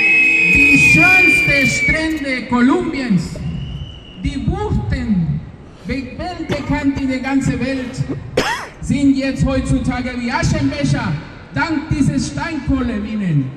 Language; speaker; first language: German; non-native, fluent; Spanish